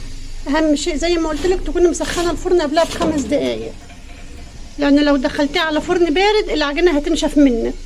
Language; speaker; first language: Arabic; native; Arabic